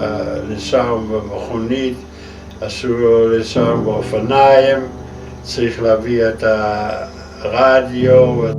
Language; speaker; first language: Hebrew; non-native, fluent; Dutch